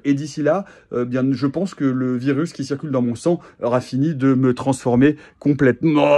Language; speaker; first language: French; native; French